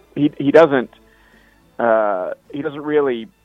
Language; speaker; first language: English; native; English